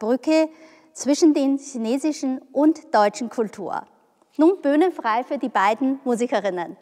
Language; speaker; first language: German; non-native, fluent; Chinese